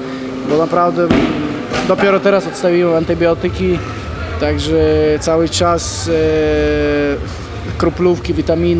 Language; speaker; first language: Polish; non-native, fluent; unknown